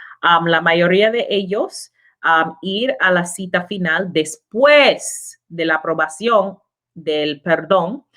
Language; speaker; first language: Spanish; non-native, learner; English